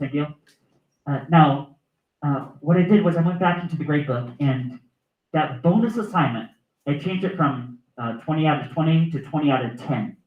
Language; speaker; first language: English; native; English